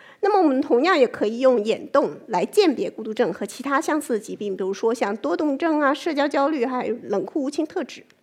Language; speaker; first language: Chinese; native; Chinese